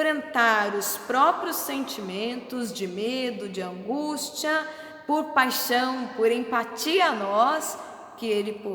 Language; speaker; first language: Portuguese; native; Portuguese